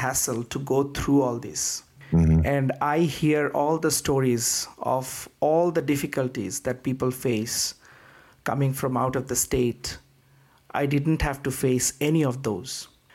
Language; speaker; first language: English; non-native, local second language; Bangla